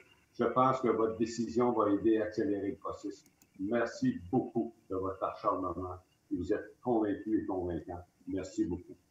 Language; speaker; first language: French; native; French